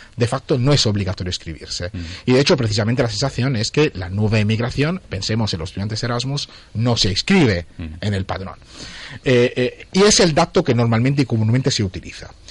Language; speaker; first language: Spanish; non-native, fluent; Italian